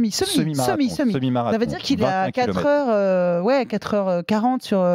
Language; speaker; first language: French; native; French